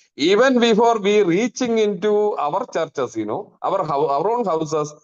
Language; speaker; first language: English; non-native, local second language; Malayalam